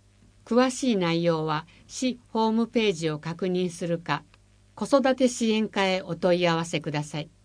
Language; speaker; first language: Japanese; native; Japanese